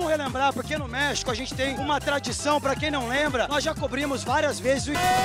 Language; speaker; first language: Portuguese; native; Portuguese